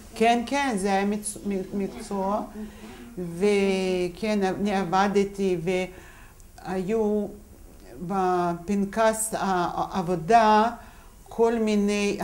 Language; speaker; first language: Hebrew; non-native, fluent; Russian